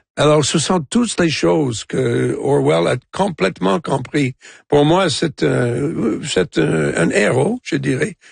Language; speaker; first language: French; non-native, local second language; English